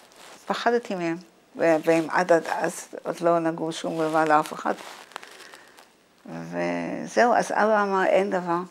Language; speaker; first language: Hebrew; non-native, fluent; Dutch